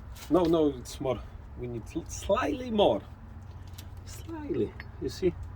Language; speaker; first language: English; non-native, learner; Polish